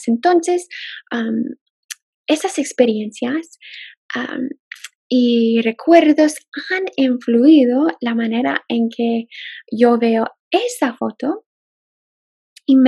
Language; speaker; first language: Spanish; non-native, fluent; English